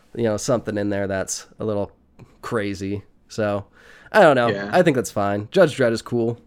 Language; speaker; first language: English; native; English